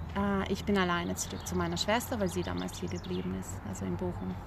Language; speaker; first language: German; early bilingual, other home language; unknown